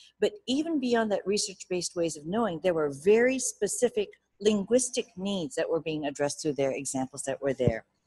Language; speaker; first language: English; early bilingual, other home language; Japanese